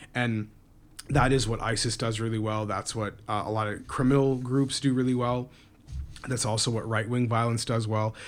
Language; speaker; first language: English; native; English